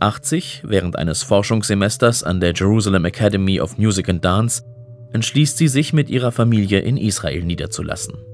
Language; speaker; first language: German; native; German